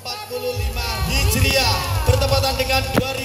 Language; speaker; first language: Indonesian; non-native, local second language; Javanese